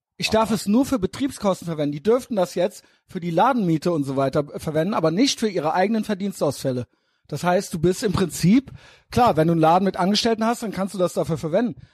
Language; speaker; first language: German; native; German